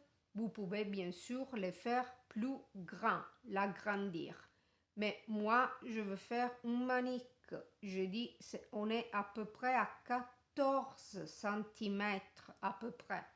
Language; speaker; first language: French; non-native, fluent; Italian